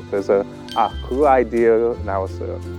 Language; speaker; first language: Korean; early bilingual, heritage; English